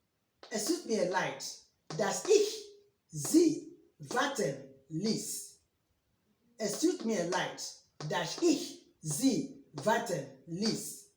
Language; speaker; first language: German; non-native, learner; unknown